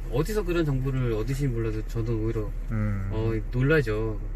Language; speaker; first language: Korean; native; Korean